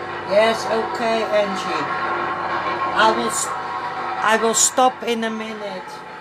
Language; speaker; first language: English; non-native, fluent; Dutch